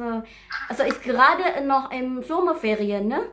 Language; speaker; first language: German; non-native, learner; Indonesian